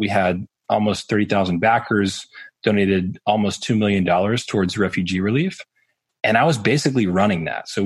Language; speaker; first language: English; native; English